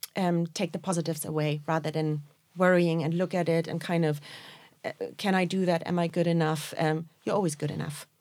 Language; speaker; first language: English; non-native, fluent; German